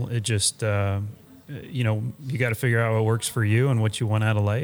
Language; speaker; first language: English; native; English